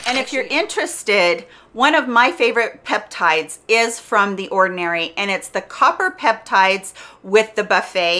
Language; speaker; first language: English; native; English